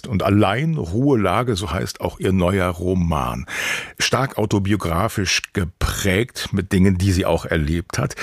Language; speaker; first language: German; native; German